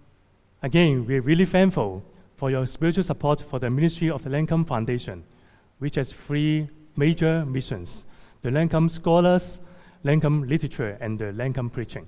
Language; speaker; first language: English; non-native, local second language; Cantonese